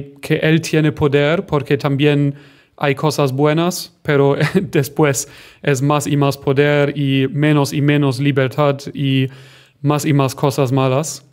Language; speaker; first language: Spanish; non-native, fluent; German